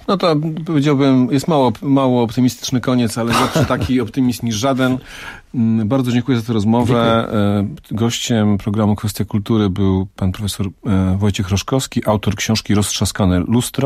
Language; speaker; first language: Polish; native; Polish